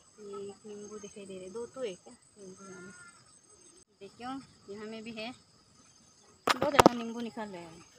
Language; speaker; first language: Hindi; non-native, local second language; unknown